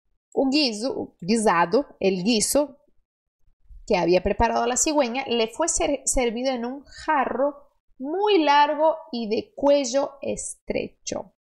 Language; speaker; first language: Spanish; non-native, fluent; Portuguese